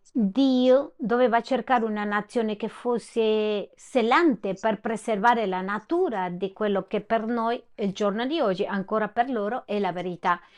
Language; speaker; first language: Italian; non-native, fluent; Spanish